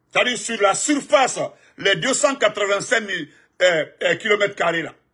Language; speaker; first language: French; non-native, local second language; Fula